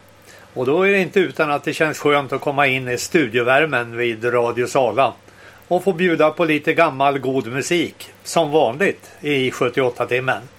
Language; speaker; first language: Swedish; native; Swedish